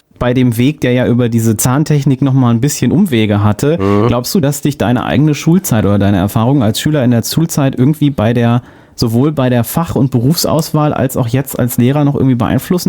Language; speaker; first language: German; native; German